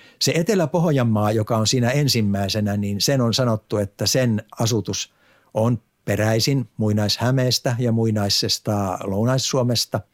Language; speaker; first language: Finnish; native; Finnish